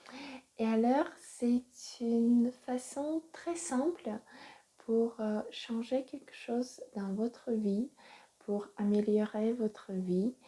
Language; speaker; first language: French; non-native, fluent; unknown